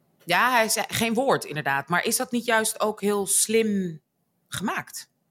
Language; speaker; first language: Dutch; native; Dutch